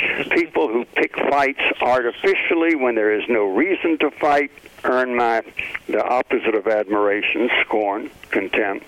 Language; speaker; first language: English; native; English